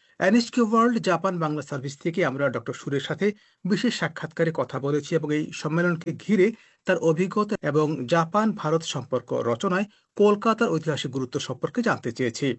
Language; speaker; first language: Bangla; native; Bangla